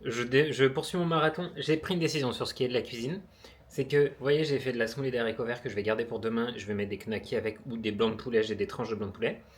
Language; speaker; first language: French; native; French